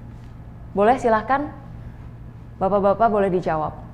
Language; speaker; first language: Indonesian; native; Indonesian